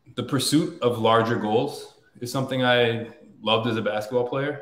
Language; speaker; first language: English; native; English